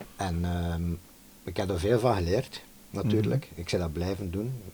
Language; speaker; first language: Dutch; native; Dutch